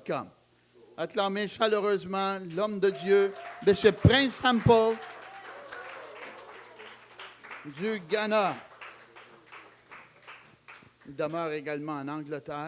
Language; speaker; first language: French; native; French